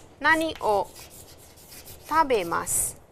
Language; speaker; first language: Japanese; non-native, fluent; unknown